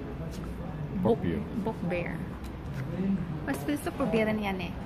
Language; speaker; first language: German; non-native, learner; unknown